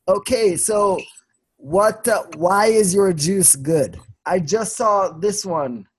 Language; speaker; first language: English; non-native, fluent; Swedish